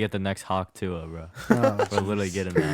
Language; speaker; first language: English; native; English